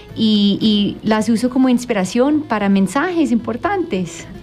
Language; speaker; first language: Spanish; non-native, fluent; English